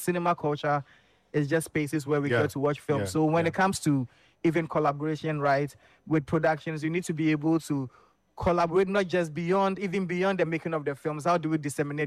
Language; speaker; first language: English; non-native, fluent; French